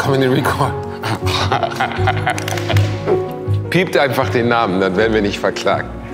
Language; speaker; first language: German; native; German